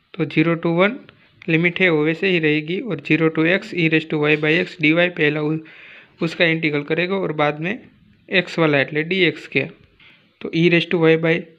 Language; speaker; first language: Hindi; non-native, local second language; Gujarati